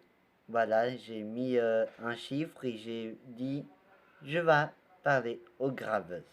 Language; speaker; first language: French; non-native, learner; Portuguese